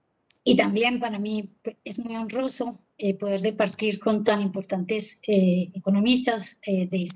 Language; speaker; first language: Spanish; native; Spanish